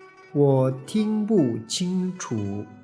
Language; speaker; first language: Chinese; non-native, fluent; Tibetan